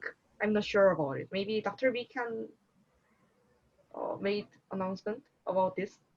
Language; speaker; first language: English; non-native, learner; Korean